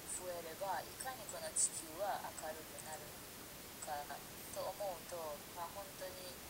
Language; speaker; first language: Japanese; non-native, fluent; Persian